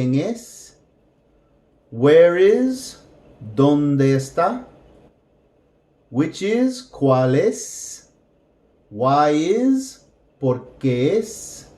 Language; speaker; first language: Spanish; non-native, fluent; English